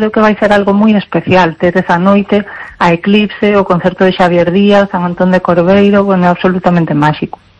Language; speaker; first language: Galician; native; Galician